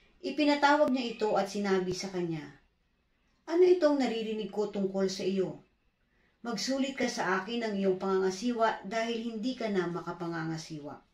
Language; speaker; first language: Filipino; native; Filipino